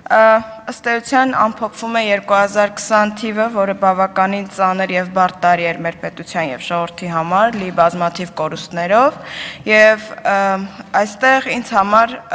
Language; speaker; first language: Armenian; native; Armenian